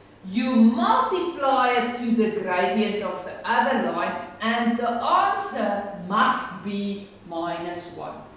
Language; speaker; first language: English; non-native, local second language; Afrikaans